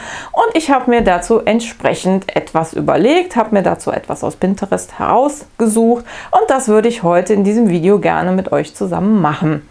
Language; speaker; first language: German; native; German